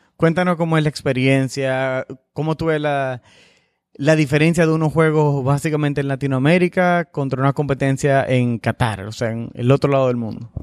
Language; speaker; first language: Spanish; native; Spanish